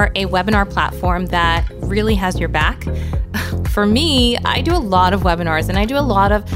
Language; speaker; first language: English; early bilingual, other home language; Norwegian